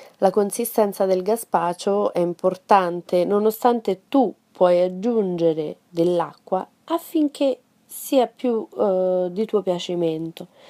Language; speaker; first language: Italian; non-native, fluent; Spanish